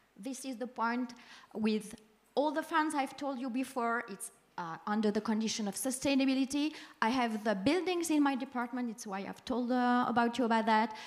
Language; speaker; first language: English; non-native, fluent; French